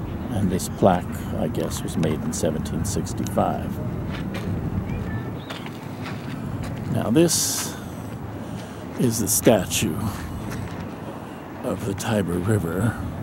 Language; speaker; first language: English; native; English